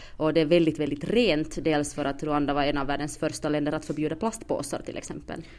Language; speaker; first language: Swedish; native; Swedish